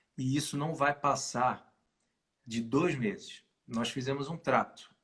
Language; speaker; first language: Portuguese; native; Portuguese